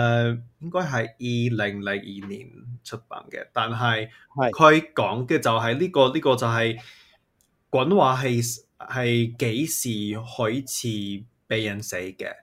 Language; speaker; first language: Chinese; non-native, fluent; English